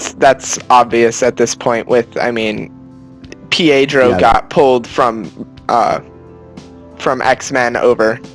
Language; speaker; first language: English; native; English